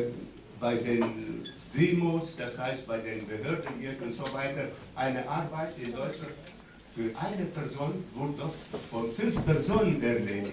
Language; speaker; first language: German; non-native, fluent; Greek